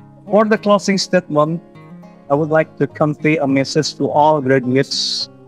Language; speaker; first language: English; non-native, learner; Indonesian